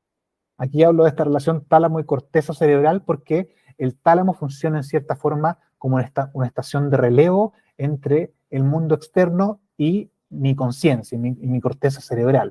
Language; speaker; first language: Spanish; native; Spanish